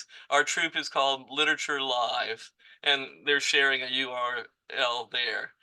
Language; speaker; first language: English; native; English